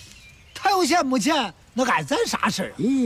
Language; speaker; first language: Chinese; native; Chinese